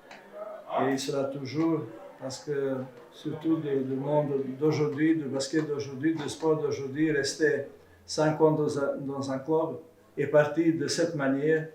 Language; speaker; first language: French; non-native, fluent; Serbian